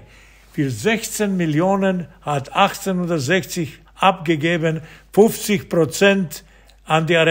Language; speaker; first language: German; non-native, fluent; Serbian